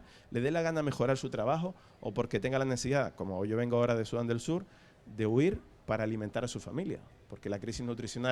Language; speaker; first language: Spanish; native; Spanish